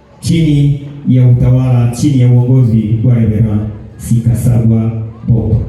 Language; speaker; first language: Swahili; native; Swahili